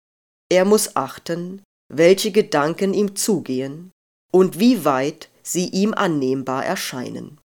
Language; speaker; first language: German; native; German